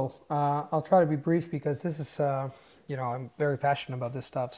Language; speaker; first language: English; non-native, fluent; Italian